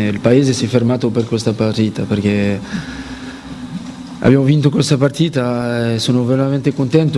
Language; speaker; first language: Italian; non-native, fluent; French